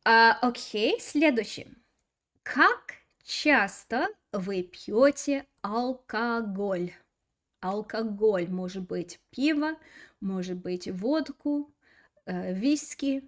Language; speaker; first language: Russian; non-native, fluent; English